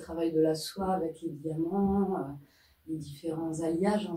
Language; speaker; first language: French; native; French